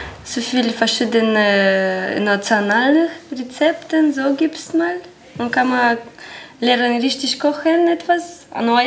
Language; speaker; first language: German; non-native, learner; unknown